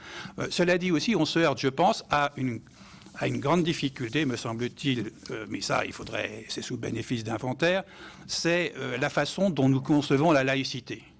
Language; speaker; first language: French; native; French